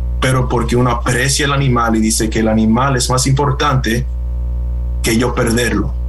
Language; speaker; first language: Spanish; early bilingual, heritage; Spanish